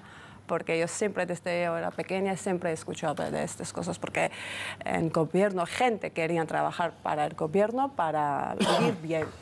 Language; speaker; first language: Spanish; non-native, fluent; Georgian